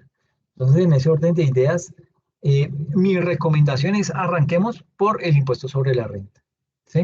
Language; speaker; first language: Spanish; native; Spanish